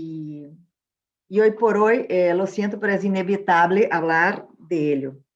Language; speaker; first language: Spanish; non-native, fluent; Portuguese